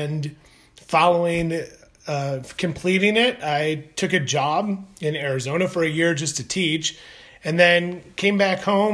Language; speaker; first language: English; native; English